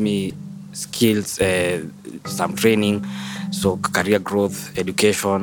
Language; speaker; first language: English; non-native, local second language; Swahili